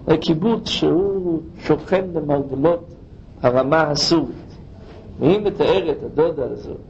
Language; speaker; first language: Hebrew; non-native, fluent; English